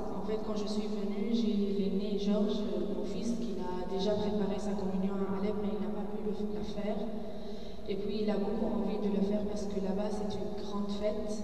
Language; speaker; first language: French; non-native, learner; Arabic